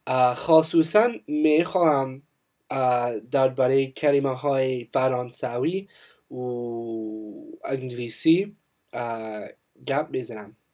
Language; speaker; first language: Persian; non-native, learner; English